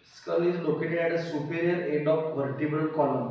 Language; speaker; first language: English; non-native, local second language; Marathi